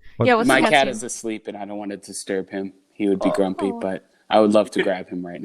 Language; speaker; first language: English; native; English